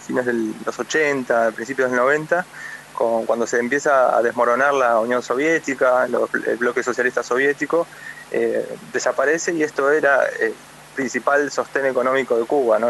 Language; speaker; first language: Spanish; native; Spanish